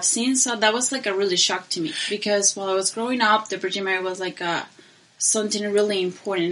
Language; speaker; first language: English; non-native, learner; Spanish